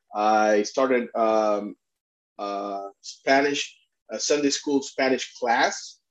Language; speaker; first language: English; non-native, fluent; Spanish